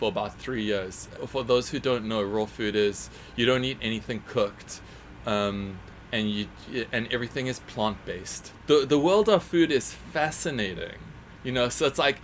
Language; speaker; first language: English; native; English